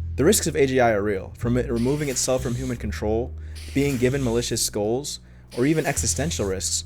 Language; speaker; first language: English; native; English